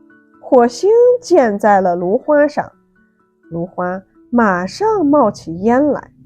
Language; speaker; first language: Chinese; native; Chinese